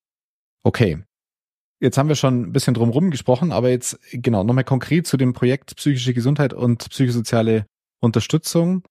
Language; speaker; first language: German; native; German